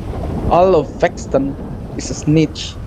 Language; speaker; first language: English; non-native, learner; Indonesian